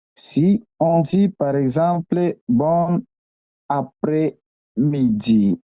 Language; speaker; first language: French; non-native, local second language; Swahili